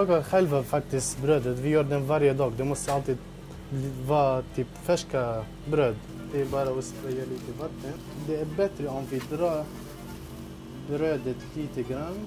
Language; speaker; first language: Swedish; non-native, fluent; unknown